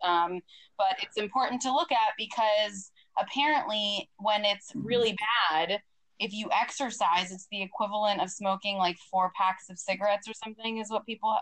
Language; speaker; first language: English; native; English